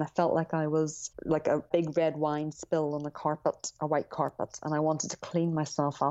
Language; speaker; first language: English; native; English